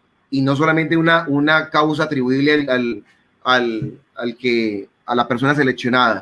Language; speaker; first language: Spanish; native; Spanish